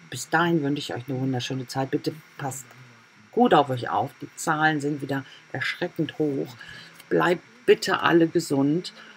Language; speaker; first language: German; native; German